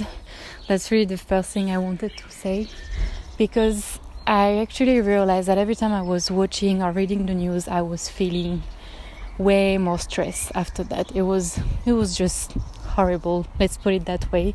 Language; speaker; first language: English; non-native, fluent; French